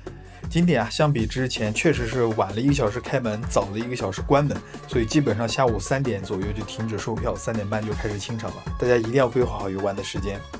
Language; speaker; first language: Chinese; native; Chinese